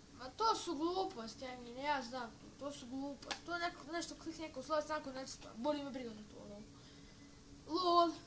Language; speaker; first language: Bosnian; native; Bosnian